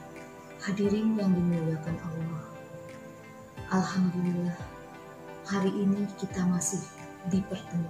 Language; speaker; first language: Indonesian; native; Indonesian